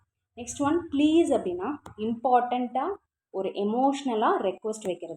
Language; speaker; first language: Tamil; native; Tamil